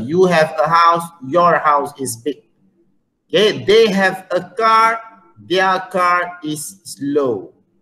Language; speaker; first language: English; non-native, local second language; Malay